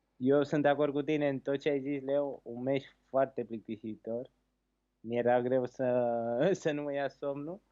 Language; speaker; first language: Romanian; native; Romanian